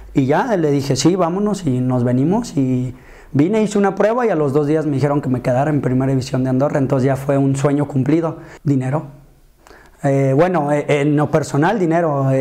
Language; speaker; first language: Spanish; early bilingual, heritage; Spanish